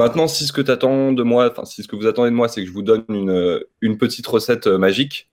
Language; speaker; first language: French; native; French